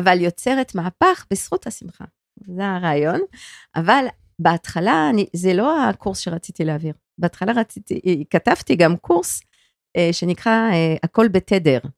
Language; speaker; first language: Hebrew; non-native, fluent; French